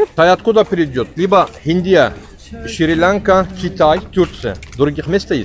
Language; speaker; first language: Russian; non-native, learner; Turkish